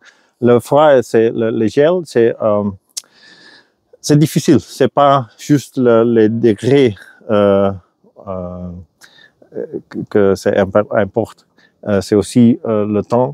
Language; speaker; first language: French; non-native, local second language; Dutch